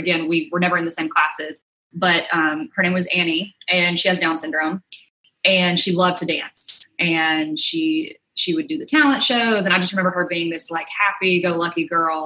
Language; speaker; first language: English; native; English